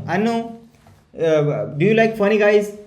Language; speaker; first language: English; non-native, learner; Hindi